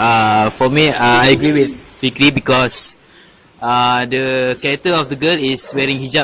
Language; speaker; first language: English; non-native, fluent; Malay